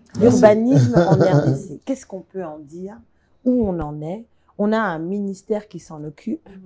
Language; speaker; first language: French; non-native, local second language; Lingala